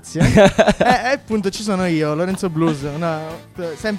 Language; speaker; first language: Italian; native; Italian